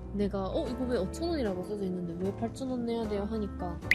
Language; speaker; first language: Korean; non-native, fluent; Japanese